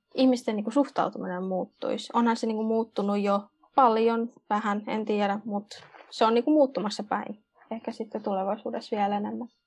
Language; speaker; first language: Finnish; early bilingual, other home language; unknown